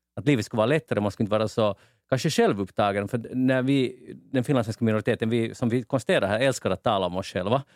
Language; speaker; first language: Swedish; native; Swedish